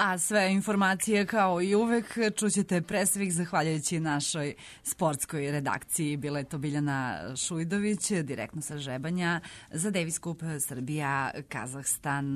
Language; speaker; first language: Serbian; native; Serbian